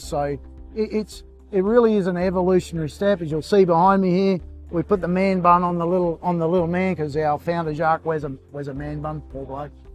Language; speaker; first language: English; native; English